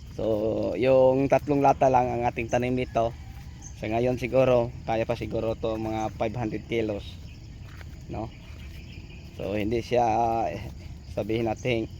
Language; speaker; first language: Filipino; native; Filipino